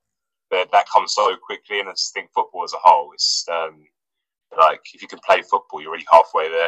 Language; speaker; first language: English; non-native, local second language; Russian